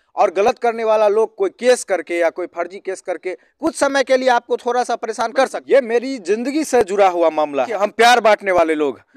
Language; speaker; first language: Hindi; native; Hindi